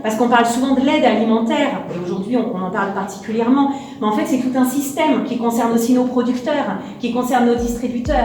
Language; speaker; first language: French; native; French